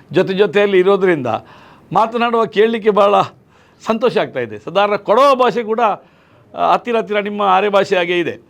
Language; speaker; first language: Kannada; non-native, local second language; Konkani